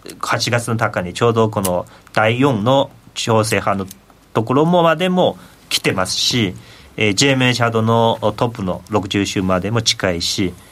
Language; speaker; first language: Japanese; non-native, fluent; Chinese